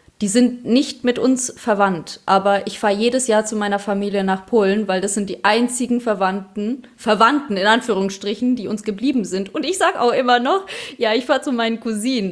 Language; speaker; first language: German; early bilingual, other home language; Russian